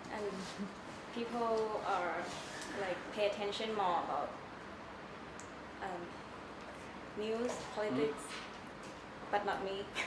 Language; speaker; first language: English; non-native, learner; Thai